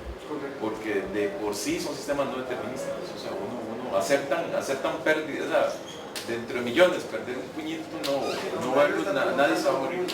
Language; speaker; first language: Spanish; native; Spanish